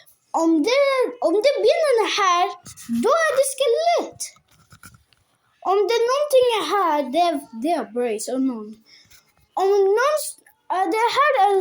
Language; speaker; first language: Swedish; non-native, local second language; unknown